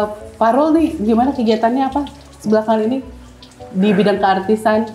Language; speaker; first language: Indonesian; native; Indonesian